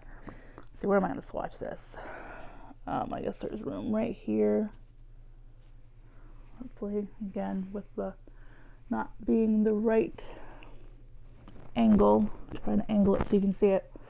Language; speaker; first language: English; native; English